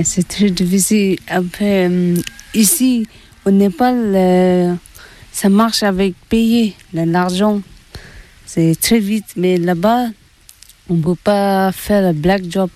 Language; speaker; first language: French; non-native, learner; Tibetan